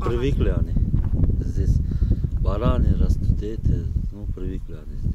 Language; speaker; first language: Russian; non-native, learner; Uzbek